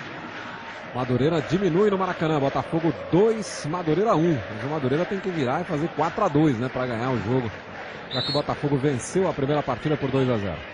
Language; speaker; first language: Portuguese; native; Portuguese